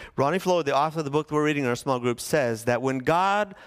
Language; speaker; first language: English; native; English